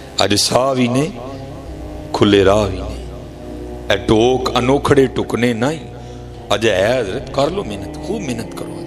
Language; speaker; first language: Urdu; non-native, local second language; Punjabi